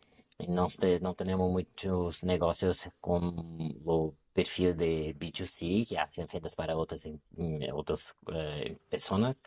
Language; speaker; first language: Spanish; non-native, local second language; Portuguese